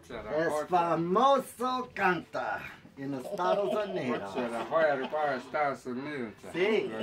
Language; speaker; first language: Spanish; non-native, learner; English